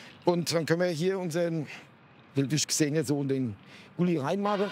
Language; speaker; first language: German; native; German